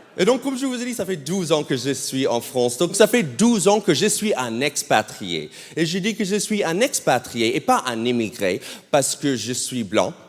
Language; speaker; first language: French; non-native, fluent; English